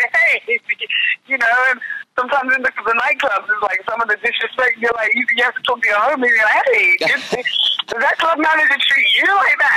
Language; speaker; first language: English; native; English